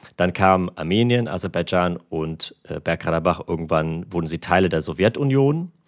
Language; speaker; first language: German; early bilingual, other home language; Armenian